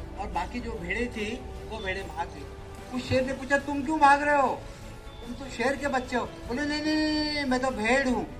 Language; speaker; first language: Hindi; native; Hindi